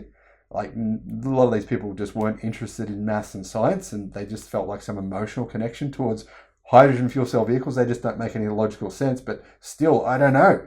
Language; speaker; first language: English; native; English